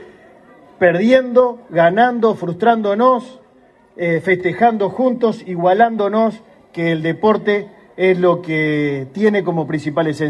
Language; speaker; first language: Spanish; native; Spanish